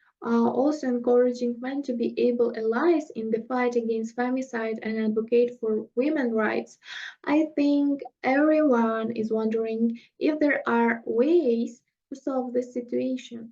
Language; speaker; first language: English; non-native, fluent; Russian